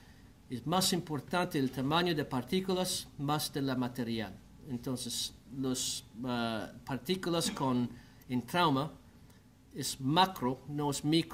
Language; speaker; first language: Spanish; non-native, learner; English